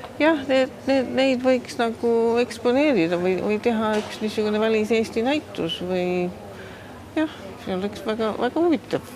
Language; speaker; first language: Estonian; early bilingual, heritage; Estonian